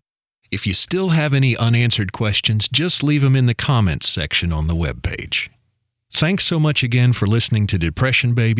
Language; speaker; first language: English; native; English